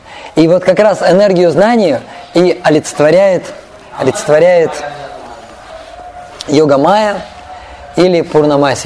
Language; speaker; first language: Russian; native; Russian